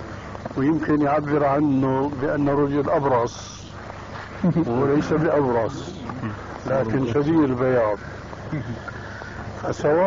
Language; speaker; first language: Arabic; early bilingual, other home language; Albanian